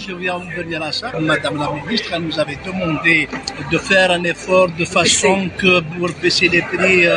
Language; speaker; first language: French; non-native, local second language; Arabic